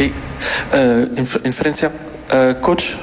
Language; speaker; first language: Spanish; non-native, learner; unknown